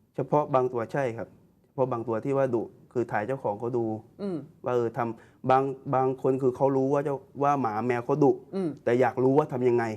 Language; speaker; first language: Thai; native; Thai